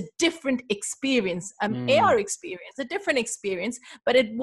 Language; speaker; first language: English; non-native, local second language; Urdu